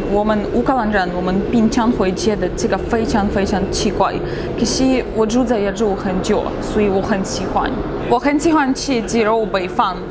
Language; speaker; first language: Chinese; non-native, fluent; Ukrainian